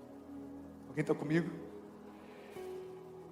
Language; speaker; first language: Portuguese; native; Portuguese